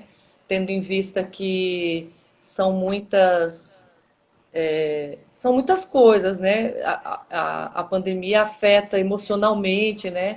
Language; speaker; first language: Portuguese; native; Portuguese